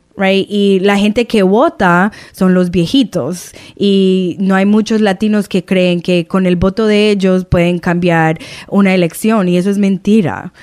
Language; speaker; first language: Spanish; early bilingual, heritage; Spanish